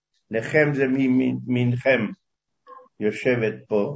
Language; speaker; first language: Hebrew; early bilingual, other home language; Hungarian